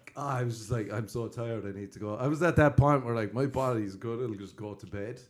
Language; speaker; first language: English; native; English